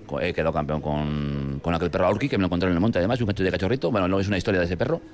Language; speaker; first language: Spanish; native; Spanish